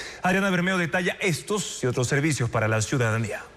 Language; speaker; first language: Spanish; native; Spanish